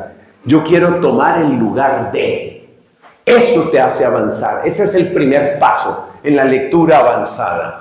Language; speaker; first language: Spanish; native; Spanish